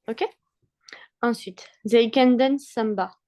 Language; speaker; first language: English; non-native, fluent; French